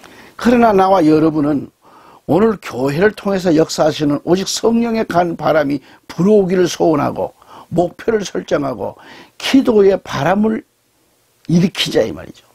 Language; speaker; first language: Korean; native; Korean